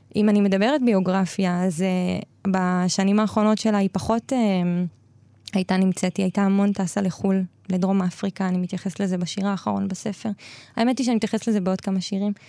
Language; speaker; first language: Hebrew; native; Hebrew